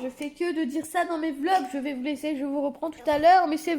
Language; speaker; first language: French; native; French